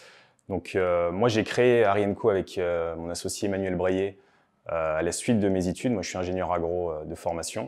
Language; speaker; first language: French; native; French